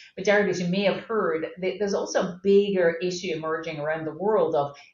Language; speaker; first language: English; native; English